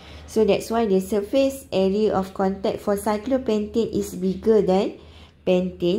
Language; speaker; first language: English; non-native, local second language; Malay